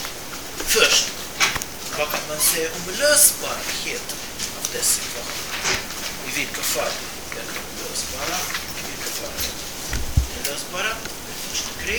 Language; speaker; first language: Swedish; non-native, fluent; Russian